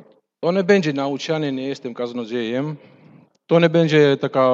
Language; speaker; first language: Polish; non-native, fluent; Russian